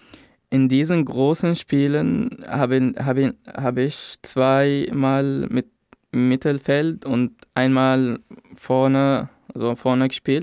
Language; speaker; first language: German; non-native, fluent; Arabic